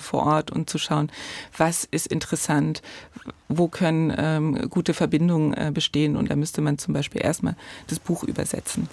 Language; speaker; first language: German; native; German